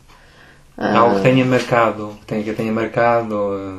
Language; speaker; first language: Portuguese; native; Portuguese